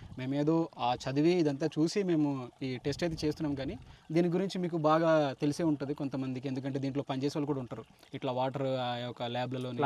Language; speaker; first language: Telugu; native; Telugu